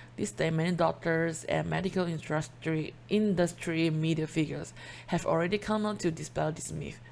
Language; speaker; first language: English; non-native, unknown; Chinese